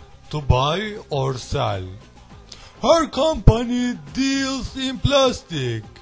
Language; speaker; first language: English; non-native, learner; Turkish